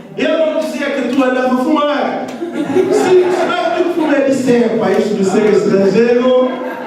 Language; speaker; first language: Portuguese; non-native, fluent; Lingala